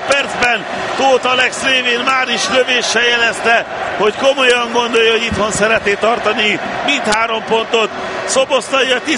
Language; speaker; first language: Hungarian; native; Hungarian